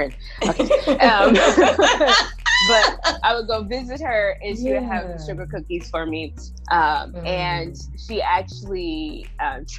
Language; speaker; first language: English; native; English